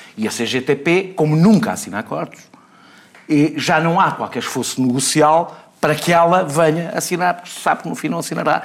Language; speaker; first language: Portuguese; native; Portuguese